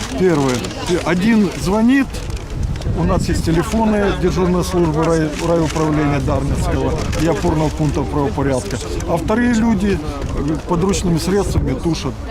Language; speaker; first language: Russian; native; Russian